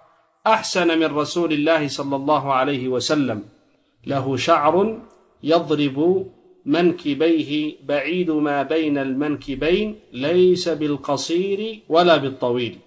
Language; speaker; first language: Arabic; native; Arabic